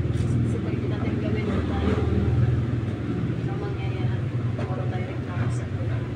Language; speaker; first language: Filipino; native; Filipino